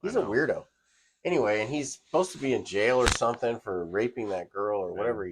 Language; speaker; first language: English; native; English